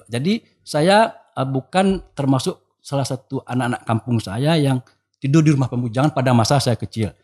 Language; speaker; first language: Indonesian; non-native, local second language; Minangkabau